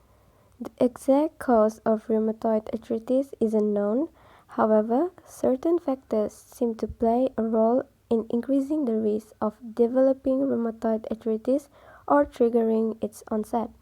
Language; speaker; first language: English; non-native, local second language; Malay